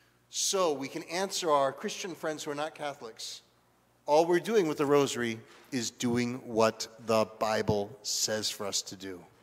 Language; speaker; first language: English; native; English